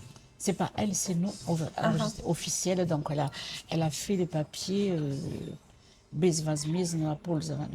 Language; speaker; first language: French; non-native, local second language; Malagasy